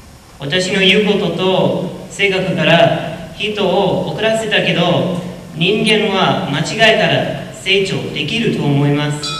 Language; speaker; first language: Japanese; non-native, learner; English